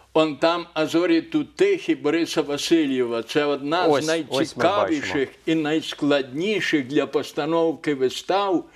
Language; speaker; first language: Ukrainian; native; Ukrainian